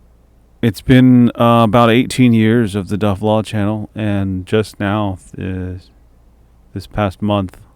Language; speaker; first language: English; native; English